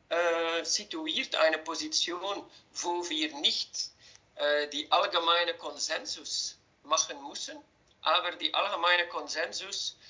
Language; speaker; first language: German; non-native, fluent; Dutch